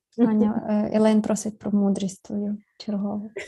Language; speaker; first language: Ukrainian; native; Ukrainian